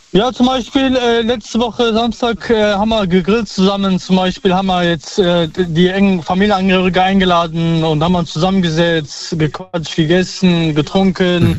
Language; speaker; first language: German; early bilingual, other home language; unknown